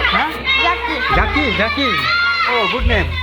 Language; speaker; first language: English; non-native, learner; Bangla